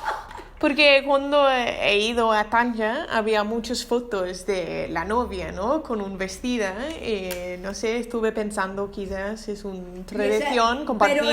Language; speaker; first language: Spanish; non-native, learner; English